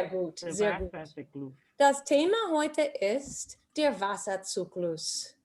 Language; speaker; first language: German; non-native, fluent; English